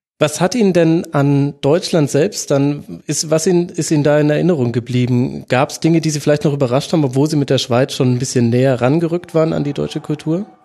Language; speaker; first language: German; native; German